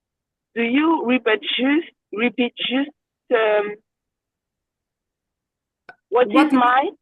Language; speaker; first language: English; non-native, learner; French